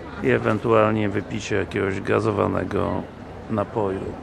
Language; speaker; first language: Polish; native; Polish